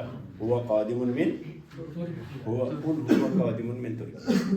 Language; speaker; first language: Arabic; non-native, fluent; Kashmiri